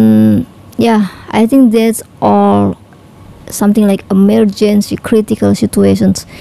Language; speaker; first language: English; non-native, learner; Indonesian